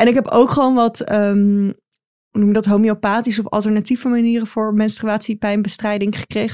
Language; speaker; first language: Dutch; native; Dutch